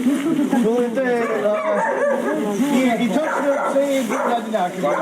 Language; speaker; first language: Russian; non-native, learner; English